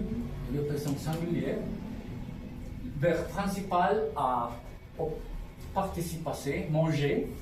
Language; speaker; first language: French; non-native, fluent; Spanish